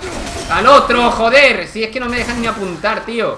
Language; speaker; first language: Spanish; native; Spanish